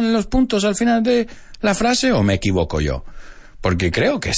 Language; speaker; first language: Spanish; non-native, fluent; English